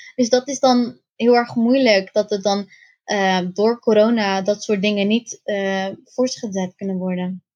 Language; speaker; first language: Dutch; early bilingual, other home language; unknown